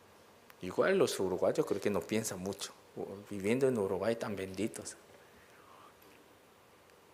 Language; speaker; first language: Spanish; non-native, learner; Korean